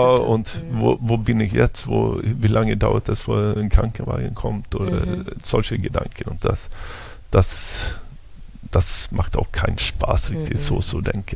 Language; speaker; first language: German; non-native, fluent; Swedish